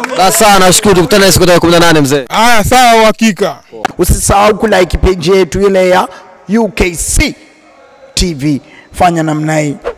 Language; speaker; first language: Swahili; native; Swahili